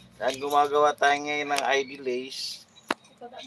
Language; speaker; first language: Filipino; non-native, local second language; Cebuano